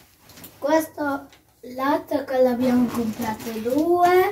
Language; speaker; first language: Italian; early bilingual, other home language; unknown